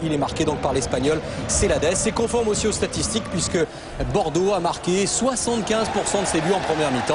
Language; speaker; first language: French; native; French